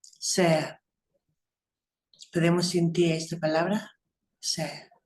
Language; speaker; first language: Spanish; non-native, fluent; English